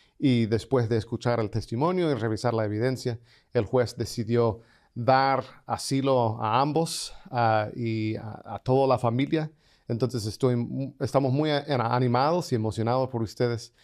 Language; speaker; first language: Spanish; non-native, fluent; English